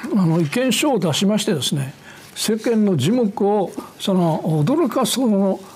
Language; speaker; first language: Japanese; native; Japanese